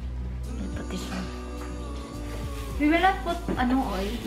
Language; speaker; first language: English; non-native, local second language; Filipino